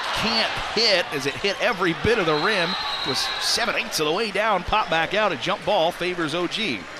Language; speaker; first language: English; native; English